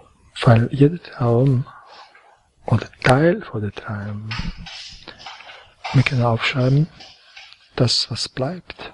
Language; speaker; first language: German; non-native, fluent; Croatian